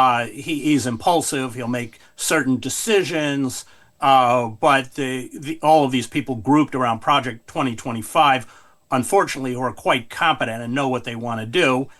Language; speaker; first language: English; native; English